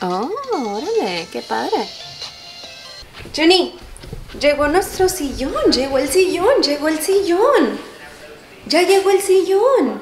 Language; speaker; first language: Spanish; early bilingual, heritage; Spanish